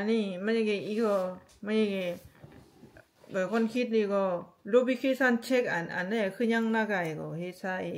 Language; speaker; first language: Korean; non-native, learner; Lao